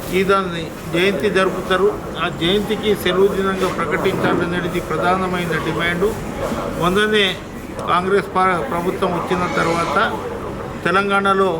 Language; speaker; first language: Telugu; non-native, local second language; Lambadi